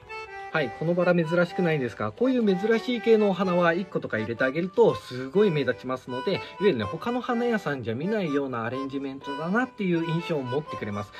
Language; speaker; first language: Japanese; native; Japanese